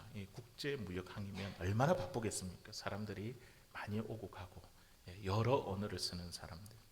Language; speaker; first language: Korean; native; Korean